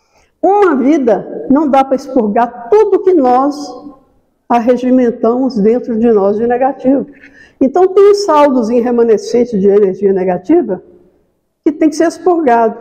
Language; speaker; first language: Portuguese; native; Portuguese